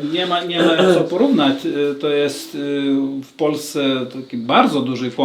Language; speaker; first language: Polish; non-native, learner; Lithuanian